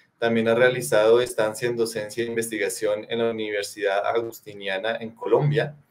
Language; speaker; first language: Spanish; native; Spanish